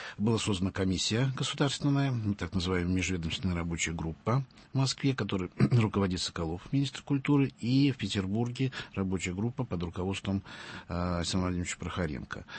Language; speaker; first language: Russian; early bilingual, heritage; Russian